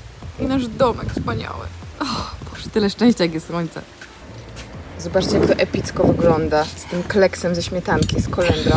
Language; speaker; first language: Polish; native; Polish